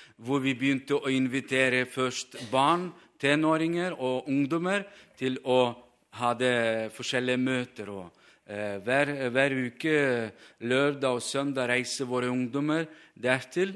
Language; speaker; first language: Norwegian; non-native, fluent; Ukrainian